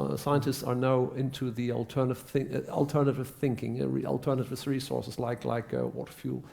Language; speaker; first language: English; non-native, fluent; Dutch